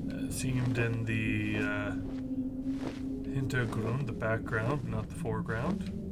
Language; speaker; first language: English; native; English